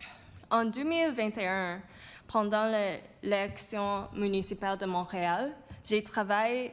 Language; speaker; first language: French; non-native, fluent; Chinese